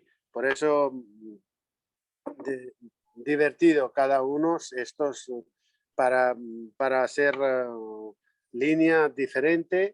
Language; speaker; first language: Spanish; non-native, learner; Nepali